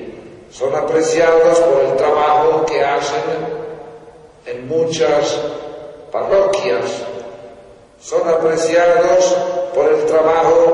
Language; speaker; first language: Spanish; non-native, fluent; Italian